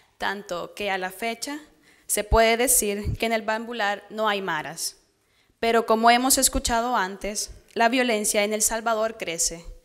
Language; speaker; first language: Spanish; native; Spanish